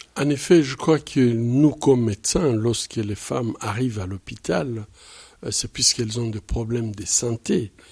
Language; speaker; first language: French; non-native, local second language; Swahili